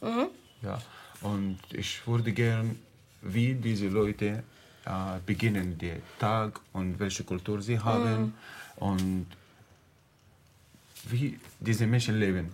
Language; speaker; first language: German; non-native, learner; Arabic